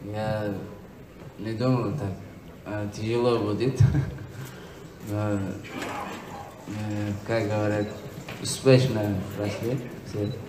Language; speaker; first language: Russian; non-native, learner; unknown